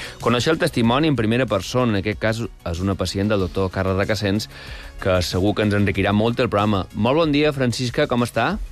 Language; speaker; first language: Catalan; native; Catalan